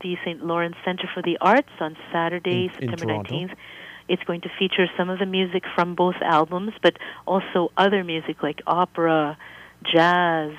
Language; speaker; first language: English; native; English